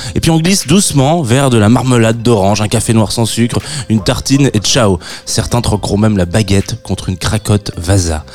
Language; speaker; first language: French; native; French